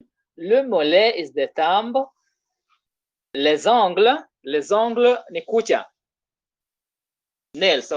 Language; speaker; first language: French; non-native, fluent; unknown